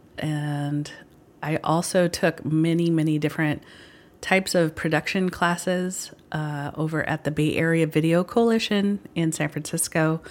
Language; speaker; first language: English; early bilingual, other home language; Filipino